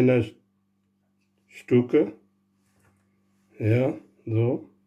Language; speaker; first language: German; non-native, learner; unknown